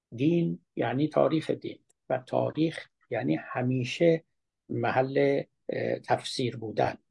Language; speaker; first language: Persian; native; Persian